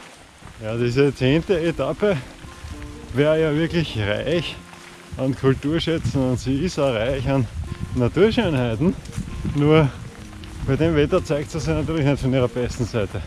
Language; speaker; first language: German; native; German